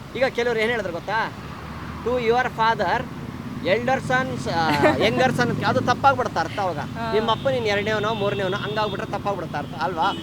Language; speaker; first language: Kannada; native; Kannada